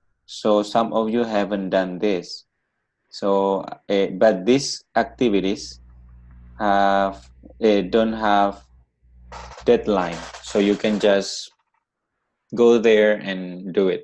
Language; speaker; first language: English; non-native, learner; Indonesian